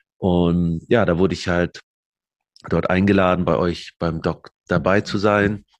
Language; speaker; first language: German; early bilingual, other home language; Arabic